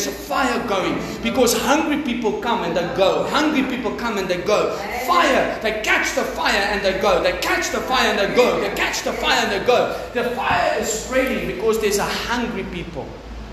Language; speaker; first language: English; non-native, local second language; Afrikaans